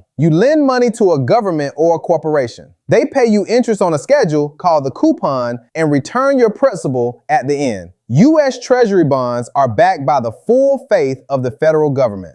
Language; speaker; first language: English; native; English